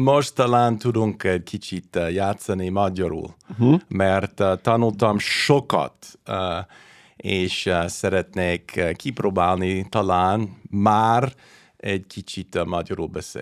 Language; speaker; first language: Hungarian; non-native, learner; English